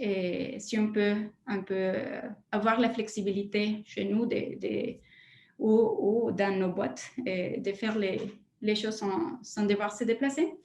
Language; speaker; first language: French; non-native, fluent; Spanish